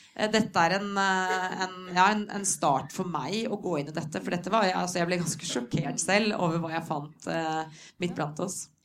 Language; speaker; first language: Norwegian; native; Norwegian